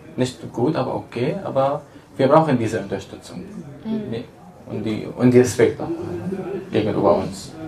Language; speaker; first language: German; non-native, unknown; Arabic